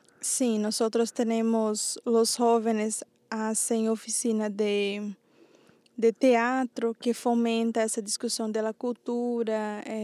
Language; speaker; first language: Spanish; non-native, learner; Guarani